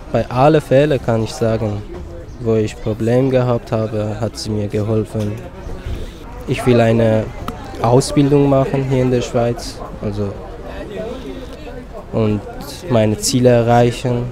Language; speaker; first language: German; non-native, fluent; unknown